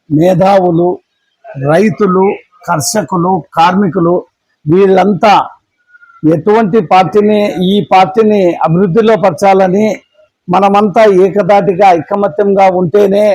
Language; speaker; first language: Telugu; native; Telugu